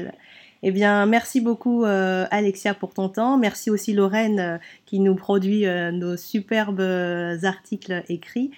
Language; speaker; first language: French; native; French